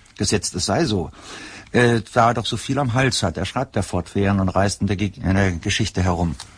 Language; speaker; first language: German; native; German